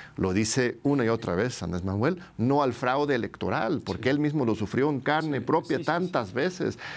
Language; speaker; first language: Spanish; non-native, fluent; English